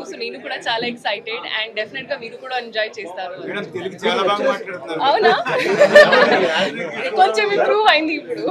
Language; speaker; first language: Telugu; non-native, local second language; Hindi